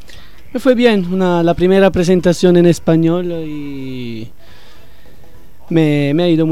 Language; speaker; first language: Spanish; non-native, learner; Italian